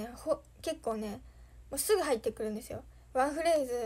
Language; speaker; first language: Japanese; native; Japanese